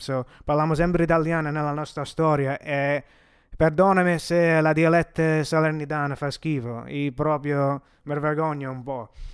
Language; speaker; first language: Italian; early bilingual, heritage; Italian